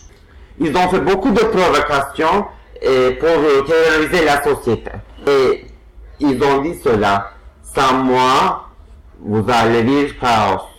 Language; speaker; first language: French; non-native, fluent; Turkish